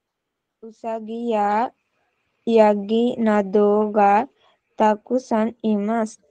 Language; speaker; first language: Japanese; non-native, learner; Sinhala